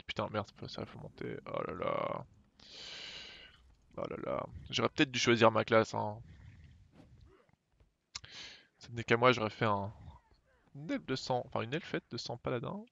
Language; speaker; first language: French; native; French